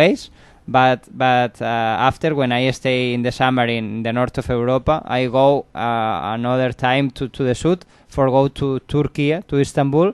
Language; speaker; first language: English; non-native, learner; Spanish